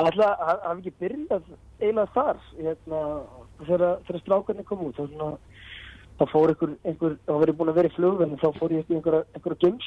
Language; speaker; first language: Icelandic; native; Icelandic